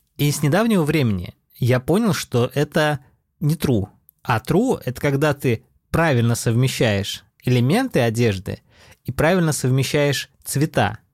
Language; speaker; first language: Russian; native; Russian